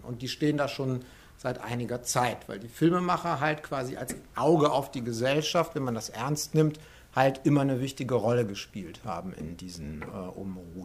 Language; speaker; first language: German; native; German